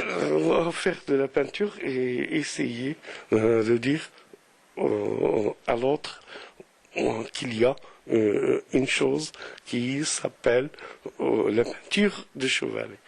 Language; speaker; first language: French; non-native, local second language; Arabic